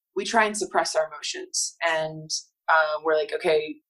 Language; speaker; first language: English; native; English